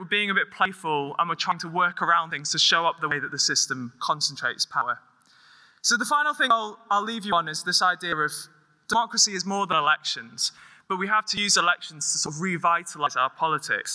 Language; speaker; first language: English; native; English